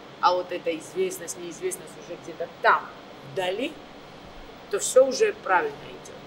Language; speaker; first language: Russian; non-native, fluent; Georgian